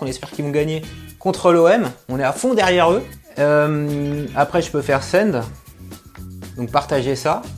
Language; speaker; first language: French; native; French